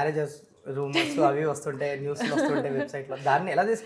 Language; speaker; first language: Telugu; native; Telugu